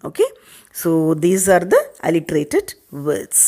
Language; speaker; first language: English; non-native, local second language; Tamil